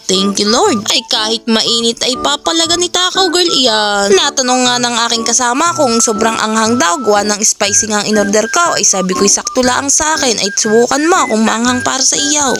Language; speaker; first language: Filipino; native; Filipino